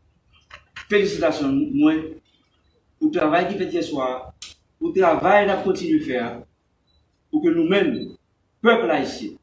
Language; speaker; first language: French; non-native, local second language; Haitian Creole